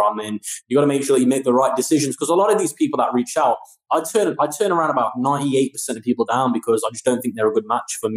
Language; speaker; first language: English; native; English